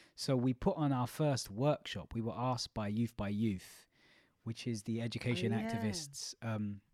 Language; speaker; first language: English; native; English